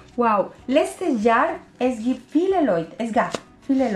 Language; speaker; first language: German; non-native, learner; Spanish